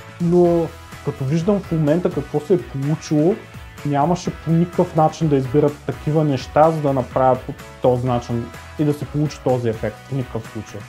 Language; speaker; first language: Bulgarian; native; Bulgarian